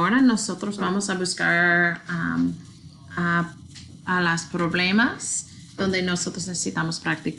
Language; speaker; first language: Spanish; non-native, learner; English